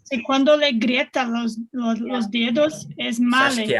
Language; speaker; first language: Spanish; non-native, learner; Portuguese